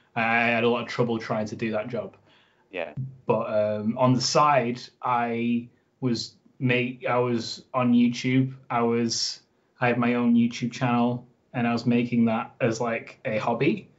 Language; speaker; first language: English; native; English